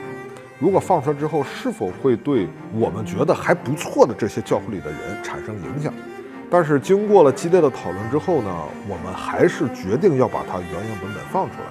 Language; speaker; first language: Chinese; native; Chinese